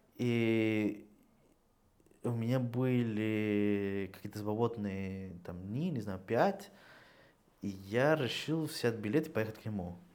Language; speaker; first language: Russian; non-native, fluent; Spanish